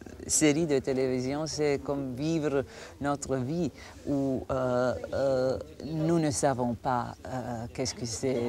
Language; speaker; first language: French; non-native, fluent; Croatian